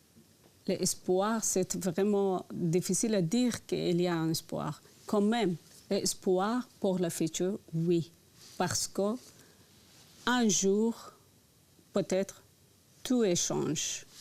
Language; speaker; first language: French; non-native, learner; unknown